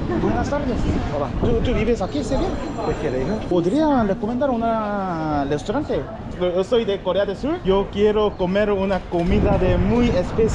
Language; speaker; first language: Spanish; non-native, learner; Korean